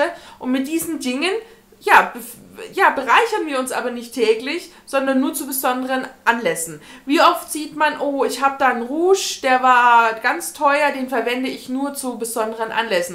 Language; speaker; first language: German; native; German